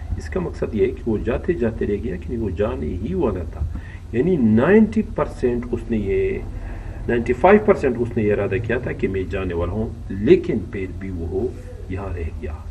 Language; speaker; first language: Urdu; non-native, local second language; Pashto